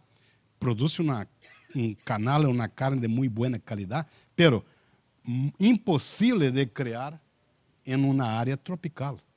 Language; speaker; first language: Spanish; non-native, learner; Portuguese